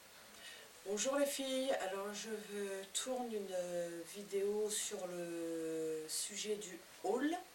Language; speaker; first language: French; native; French